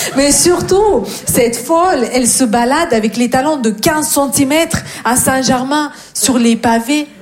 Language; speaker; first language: French; non-native, fluent; Russian